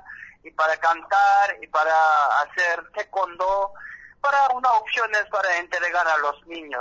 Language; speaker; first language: Spanish; non-native, learner; Korean